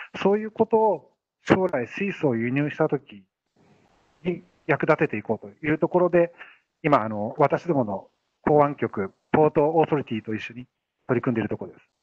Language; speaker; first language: Japanese; native; Japanese